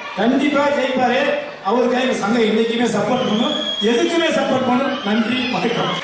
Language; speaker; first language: Tamil; native; Tamil